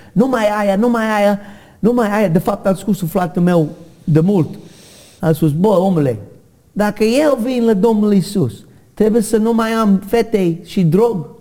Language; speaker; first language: Romanian; non-native, learner; English